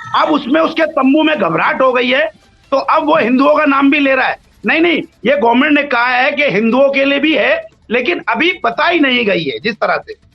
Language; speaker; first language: Hindi; native; Hindi